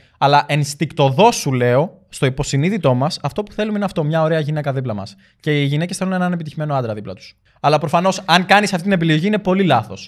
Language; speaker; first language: Greek; early bilingual, other home language; Albanian